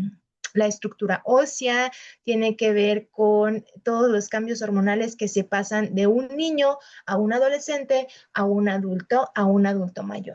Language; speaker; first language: Spanish; native; Spanish